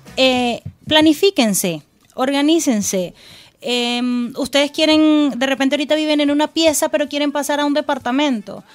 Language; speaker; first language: Spanish; native; Spanish